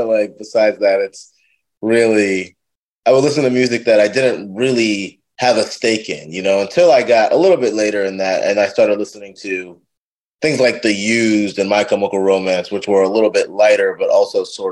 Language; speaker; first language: English; native; English